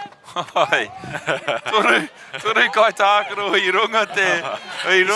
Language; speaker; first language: Māori; non-native, local second language; English